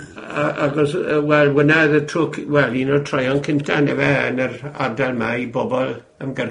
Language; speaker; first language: Welsh; native; Welsh